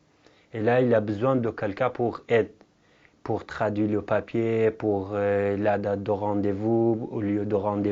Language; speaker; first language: French; non-native, learner; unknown